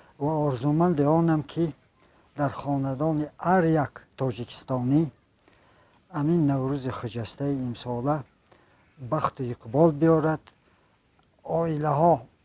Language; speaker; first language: Tajik; non-native, local second language; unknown